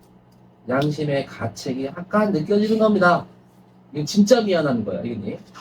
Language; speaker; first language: Korean; native; Korean